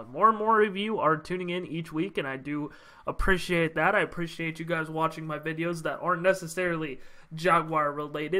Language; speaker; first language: English; native; English